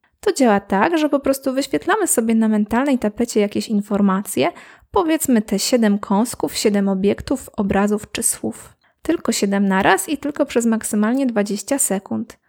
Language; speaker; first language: Polish; native; Polish